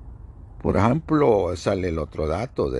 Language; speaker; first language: Spanish; native; Spanish